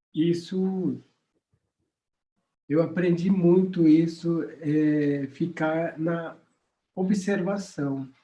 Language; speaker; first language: Portuguese; non-native, local second language; Guarani